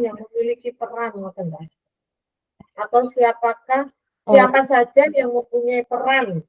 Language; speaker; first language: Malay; non-native, local second language; Javanese